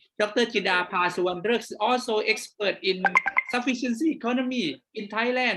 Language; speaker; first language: English; non-native, fluent; Thai